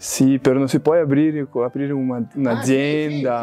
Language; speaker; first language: Italian; non-native, learner; Portuguese